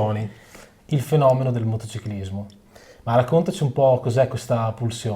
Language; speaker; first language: Italian; native; Italian